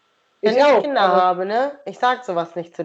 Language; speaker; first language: German; native; German